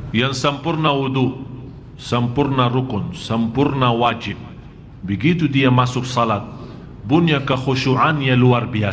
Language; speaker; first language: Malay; non-native, fluent; Arabic